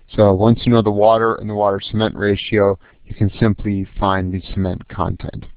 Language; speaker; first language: English; native; English